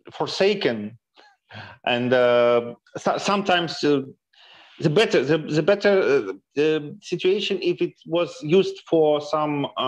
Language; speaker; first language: English; non-native, fluent; Ukrainian